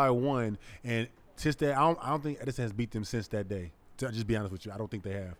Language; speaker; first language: English; native; English